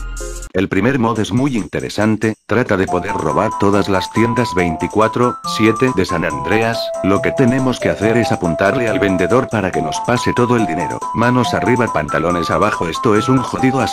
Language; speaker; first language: Spanish; native; Spanish